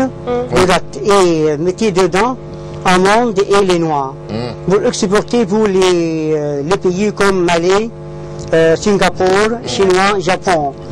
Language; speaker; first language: French; non-native, learner; Arabic